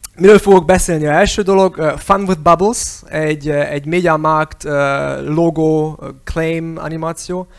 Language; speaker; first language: Hungarian; early bilingual, heritage; Hungarian